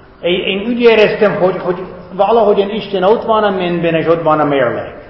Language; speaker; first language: Hungarian; non-native, fluent; English